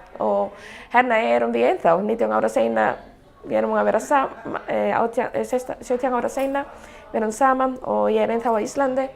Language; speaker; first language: Icelandic; non-native, fluent; Spanish